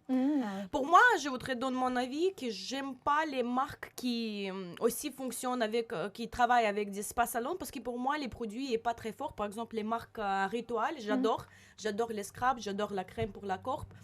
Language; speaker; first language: French; non-native, learner; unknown